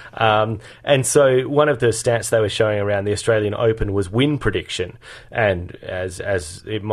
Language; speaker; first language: English; native; English